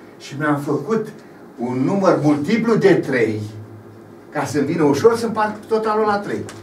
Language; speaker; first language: Romanian; native; Romanian